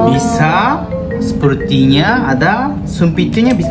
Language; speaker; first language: Indonesian; non-native, learner; Japanese